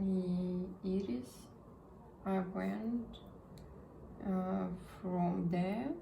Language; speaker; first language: English; non-native, learner; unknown